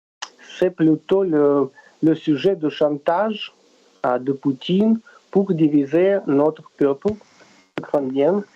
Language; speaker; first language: French; non-native, fluent; Russian